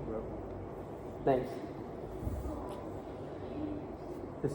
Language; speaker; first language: English; non-native, learner; Indonesian